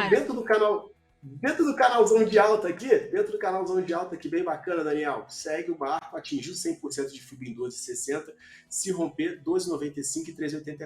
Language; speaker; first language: Portuguese; native; Portuguese